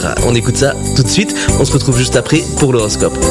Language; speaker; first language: French; native; French